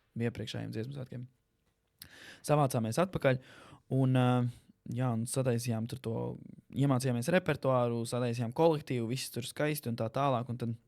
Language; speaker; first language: Latvian; native; Latvian